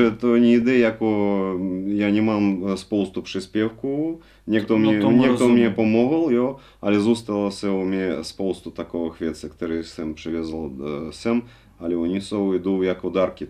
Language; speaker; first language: Czech; non-native, learner; Russian